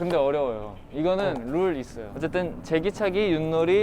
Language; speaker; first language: Korean; native; Korean